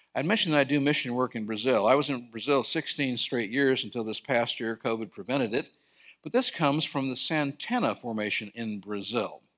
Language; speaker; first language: English; native; English